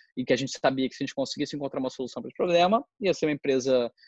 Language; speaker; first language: Portuguese; native; Portuguese